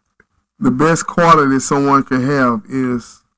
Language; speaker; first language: English; native; English